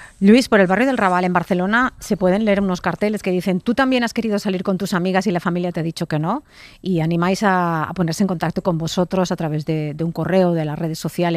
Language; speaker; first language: Spanish; native; Spanish